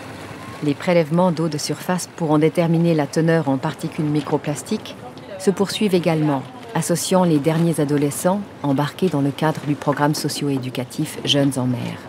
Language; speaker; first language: French; native; French